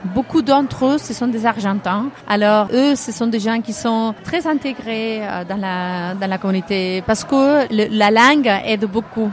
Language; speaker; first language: French; non-native, fluent; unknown